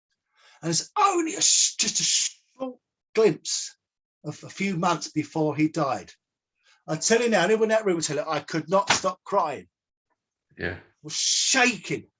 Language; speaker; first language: English; native; English